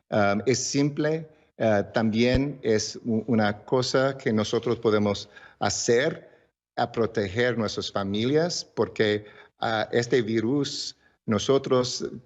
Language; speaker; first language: Spanish; early bilingual, heritage; English